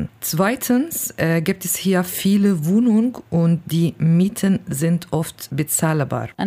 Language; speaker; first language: German; non-native, learner; Kurdish